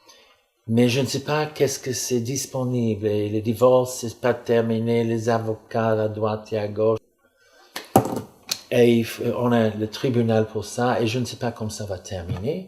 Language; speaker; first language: French; non-native, fluent; English